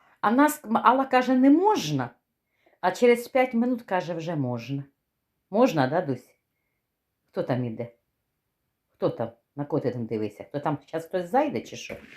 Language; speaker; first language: Ukrainian; native; Ukrainian